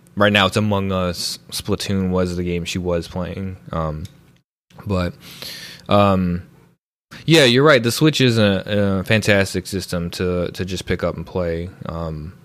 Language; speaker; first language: English; early bilingual, other home language; Filipino